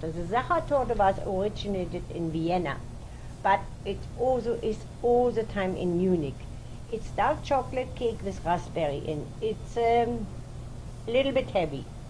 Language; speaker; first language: English; non-native, fluent; German